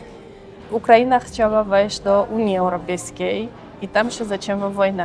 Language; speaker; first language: Polish; non-native, fluent; Armenian